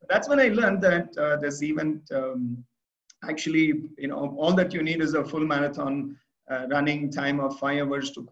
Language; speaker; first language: English; non-native, local second language; Tamil